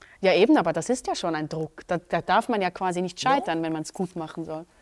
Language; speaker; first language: German; native; German